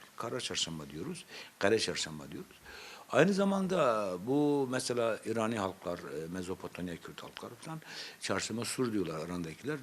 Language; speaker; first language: Turkish; non-native, local second language; Zaza